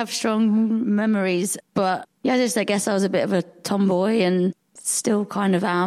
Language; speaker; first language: English; native; English